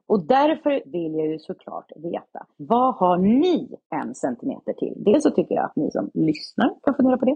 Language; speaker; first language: Swedish; native; Swedish